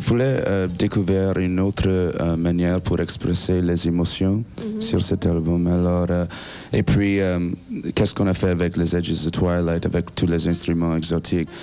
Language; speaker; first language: French; non-native, learner; English